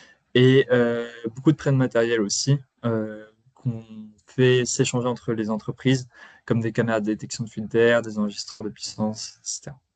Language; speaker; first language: French; native; French